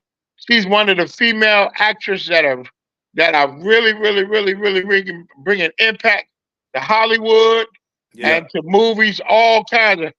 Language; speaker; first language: English; native; English